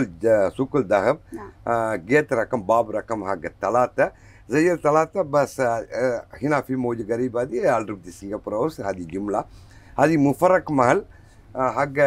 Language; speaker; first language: Arabic; non-native, learner; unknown